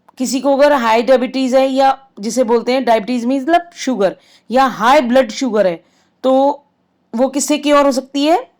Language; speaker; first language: Hindi; native; Hindi